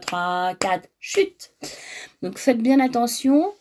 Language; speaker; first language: French; native; French